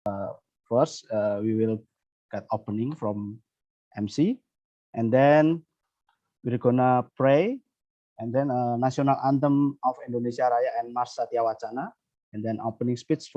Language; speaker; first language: English; non-native, learner; Indonesian